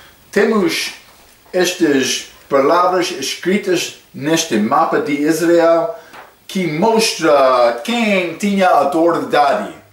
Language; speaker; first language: Portuguese; non-native, fluent; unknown